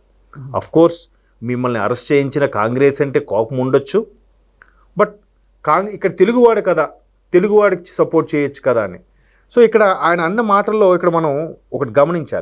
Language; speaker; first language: Telugu; native; Telugu